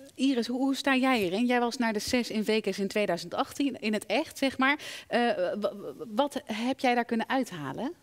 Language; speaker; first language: Dutch; native; Dutch